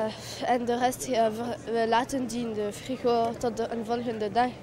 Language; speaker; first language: Dutch; early bilingual, other home language; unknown